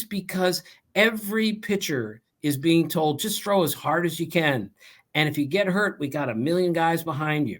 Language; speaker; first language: English; native; English